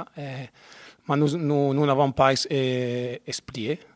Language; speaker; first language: French; non-native, learner; Spanish